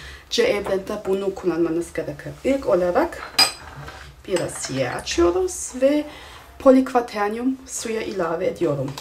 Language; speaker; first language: Turkish; non-native, fluent; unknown